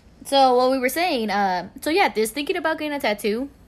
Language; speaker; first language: English; early bilingual, other home language; Spanish